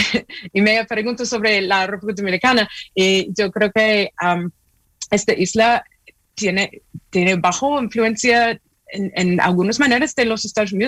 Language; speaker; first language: Spanish; non-native, fluent; English